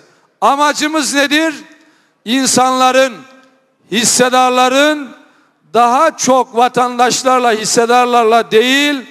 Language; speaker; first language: Turkish; native; Turkish